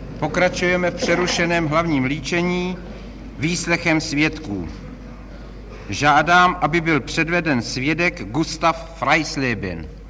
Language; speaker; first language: Czech; native; Czech